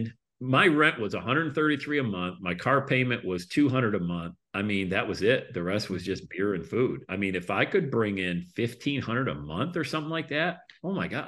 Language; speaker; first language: English; native; English